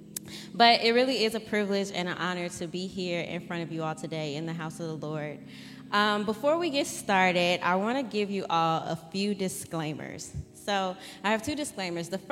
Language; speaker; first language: English; native; English